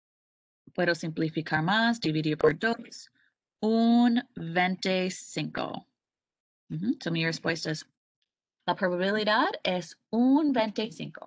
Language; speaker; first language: Spanish; non-native, learner; English